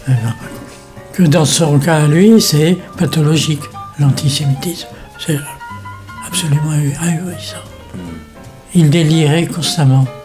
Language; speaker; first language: French; native; French